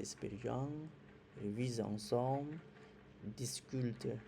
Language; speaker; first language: French; non-native, fluent; Khmer